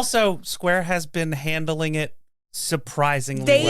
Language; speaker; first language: English; native; English